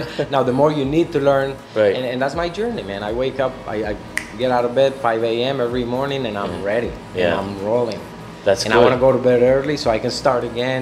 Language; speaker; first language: English; non-native, fluent; Spanish